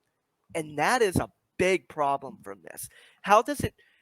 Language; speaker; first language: English; native; English